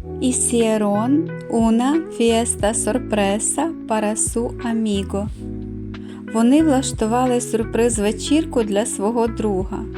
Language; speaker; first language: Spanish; non-native, fluent; Ukrainian